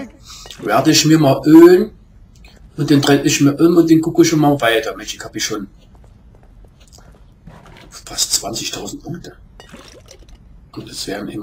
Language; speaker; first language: German; native; German